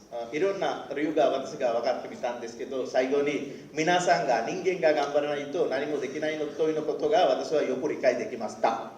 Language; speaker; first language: Japanese; non-native, fluent; Sinhala